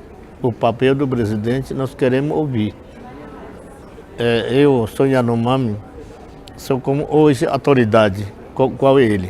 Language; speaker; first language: Portuguese; non-native, local second language; Yanomámi